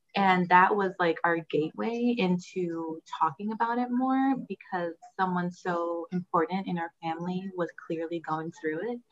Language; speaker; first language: English; early bilingual, other home language; Spanish